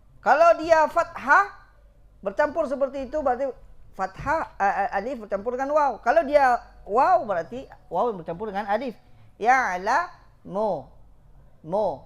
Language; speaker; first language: Malay; non-native, local second language; Achinese